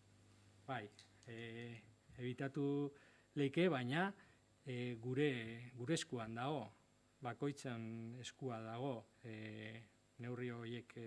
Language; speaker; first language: Basque; non-native, local second language; Spanish